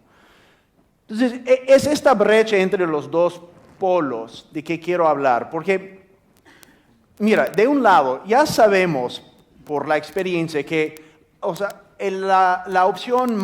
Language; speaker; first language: Spanish; non-native, fluent; English